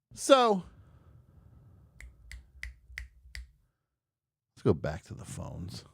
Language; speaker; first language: English; native; English